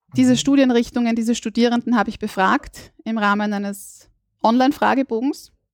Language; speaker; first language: German; native; German